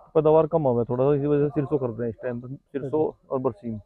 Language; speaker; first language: Hindi; native; Hindi